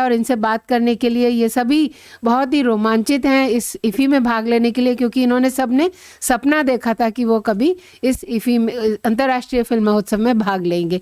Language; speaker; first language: Hindi; native; Hindi